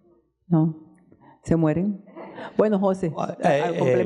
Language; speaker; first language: Spanish; native; Spanish